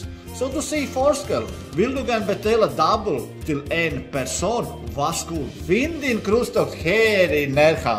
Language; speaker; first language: Danish; non-native, learner; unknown